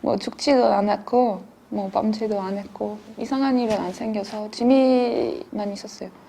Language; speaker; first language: Korean; non-native, fluent; French